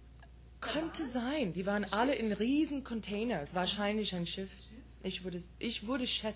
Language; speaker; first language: German; non-native, fluent; English